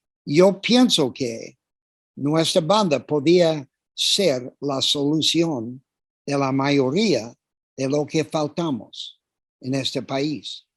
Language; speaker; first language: Spanish; non-native, fluent; English